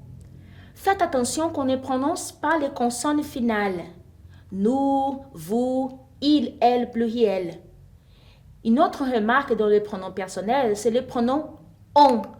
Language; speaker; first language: French; non-native, fluent; Portuguese